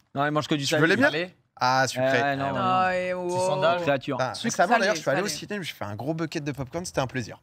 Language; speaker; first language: French; native; French